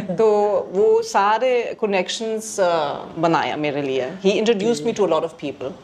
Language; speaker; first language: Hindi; non-native, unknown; German